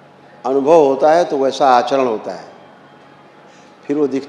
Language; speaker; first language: Hindi; native; Hindi